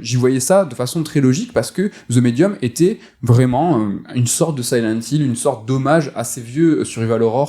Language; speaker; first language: French; native; French